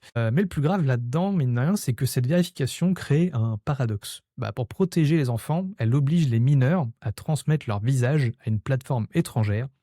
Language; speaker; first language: French; native; French